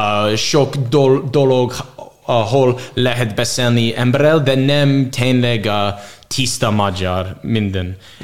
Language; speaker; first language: Hungarian; non-native, learner; English